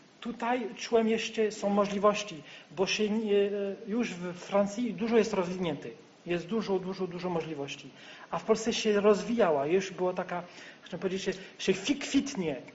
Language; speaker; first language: Polish; non-native, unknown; French